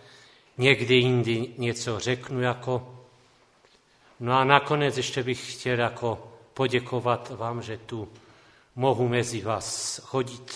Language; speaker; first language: Czech; non-native, local second language; Polish